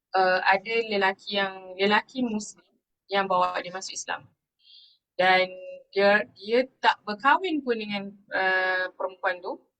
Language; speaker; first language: Malay; non-native, local second language; Tamil